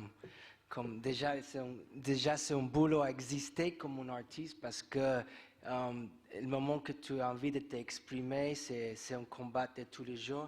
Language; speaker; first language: French; non-native, fluent; English